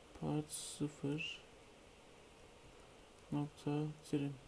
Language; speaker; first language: Turkish; native; Turkish